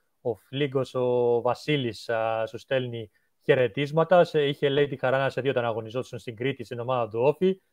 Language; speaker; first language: Greek; native; Greek